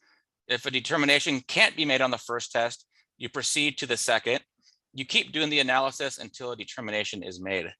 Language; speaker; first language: English; native; English